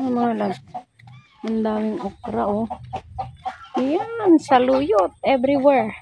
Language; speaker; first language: Filipino; non-native, local second language; Iloko